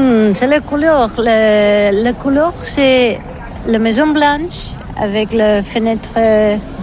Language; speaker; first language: French; non-native, learner; Catalan